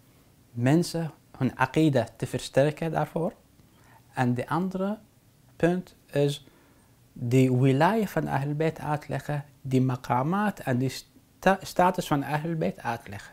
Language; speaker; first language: Dutch; non-native, fluent; Arabic